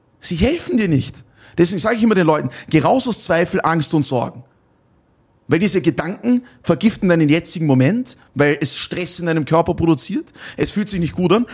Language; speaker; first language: German; native; German